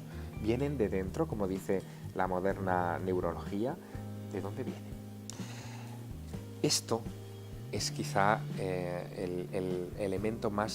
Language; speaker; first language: Spanish; native; Spanish